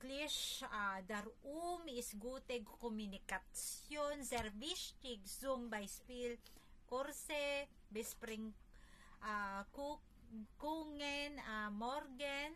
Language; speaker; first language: German; non-native, learner; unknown